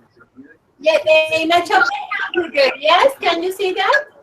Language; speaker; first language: English; non-native, fluent; Spanish